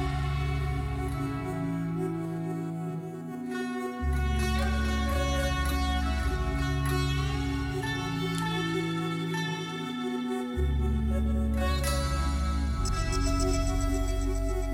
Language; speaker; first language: English; native; English